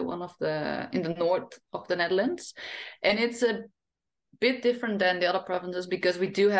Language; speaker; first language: English; non-native, fluent; Western Frisian